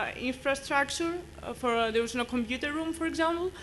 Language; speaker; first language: English; non-native, fluent; Greek